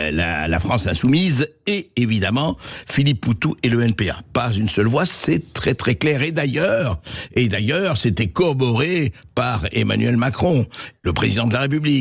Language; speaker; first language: French; native; French